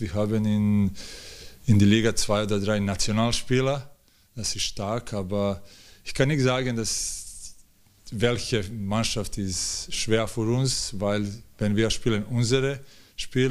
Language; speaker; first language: German; non-native, learner; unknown